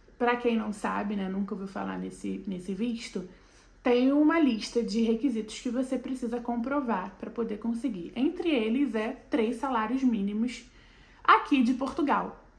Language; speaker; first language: Portuguese; native; Portuguese